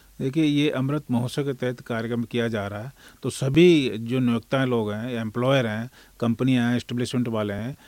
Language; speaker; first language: Hindi; native; Hindi